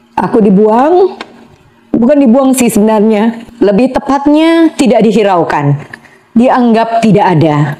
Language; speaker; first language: Indonesian; native; Indonesian